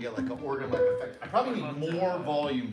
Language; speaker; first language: English; native; English